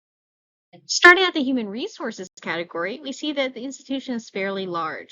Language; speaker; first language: English; native; English